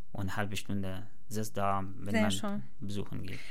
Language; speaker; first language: German; non-native, learner; Persian